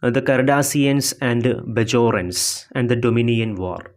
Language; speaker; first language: English; non-native, local second language; Malayalam